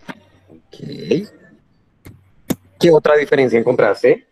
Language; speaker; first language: Spanish; native; Spanish